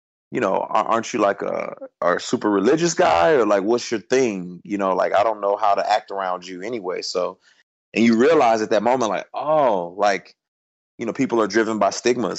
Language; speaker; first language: English; native; English